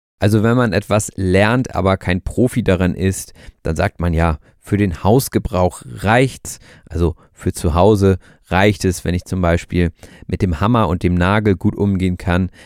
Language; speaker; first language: German; native; German